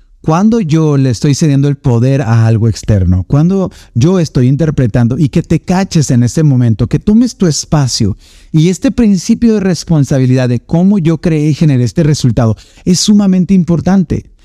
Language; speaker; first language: Spanish; native; Spanish